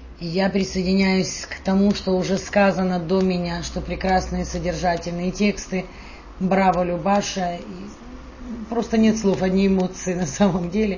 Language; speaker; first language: Russian; native; Russian